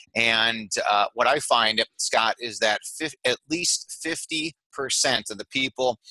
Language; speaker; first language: English; native; English